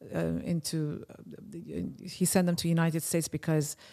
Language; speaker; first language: English; early bilingual, other home language; Persian